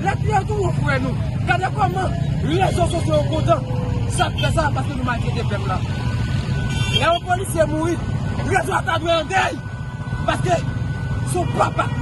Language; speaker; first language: Haitian Creole; native; Haitian Creole